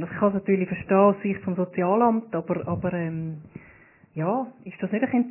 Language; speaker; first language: German; native; German